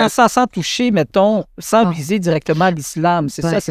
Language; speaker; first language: French; native; French